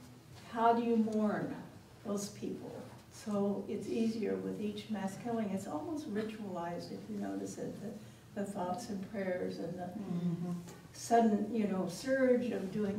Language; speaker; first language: English; native; English